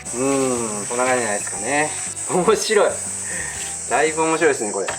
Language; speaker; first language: Japanese; native; Japanese